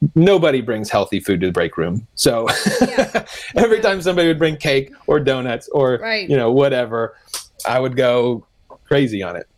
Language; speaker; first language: English; native; English